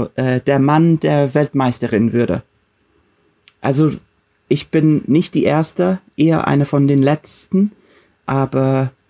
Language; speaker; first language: German; non-native, fluent; English